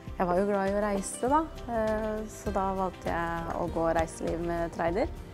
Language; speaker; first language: Norwegian; native; Norwegian